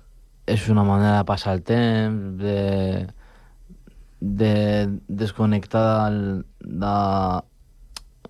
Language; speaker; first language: Catalan; non-native, local second language; Spanish